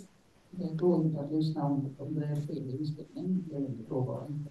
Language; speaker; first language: Swedish; non-native, fluent; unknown